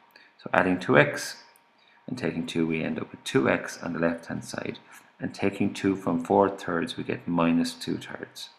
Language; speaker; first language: English; native; English